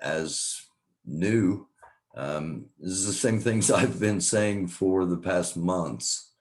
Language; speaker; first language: English; native; English